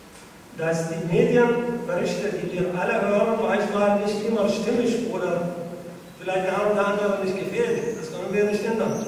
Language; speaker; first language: German; non-native, fluent; Arabic